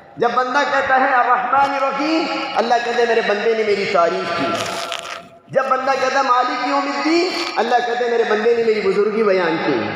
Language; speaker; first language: Urdu; native; Urdu